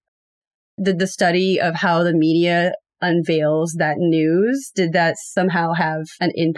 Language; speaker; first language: English; native; English